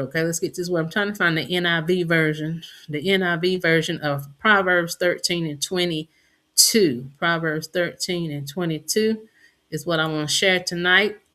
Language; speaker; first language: English; native; English